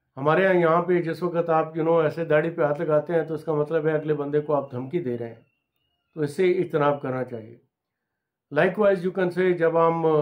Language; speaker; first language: Urdu; non-native, local second language; Punjabi